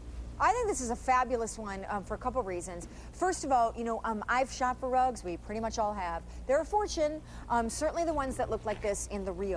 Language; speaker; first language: English; native; English